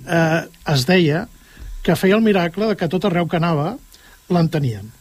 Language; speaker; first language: Catalan; native; Catalan